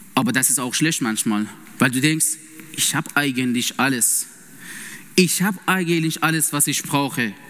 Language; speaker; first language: German; non-native, fluent; Persian